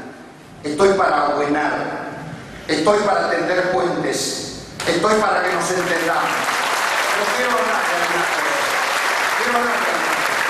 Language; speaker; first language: Spanish; native; Spanish